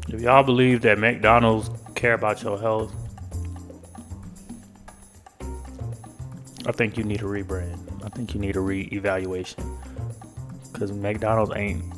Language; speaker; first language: English; native; English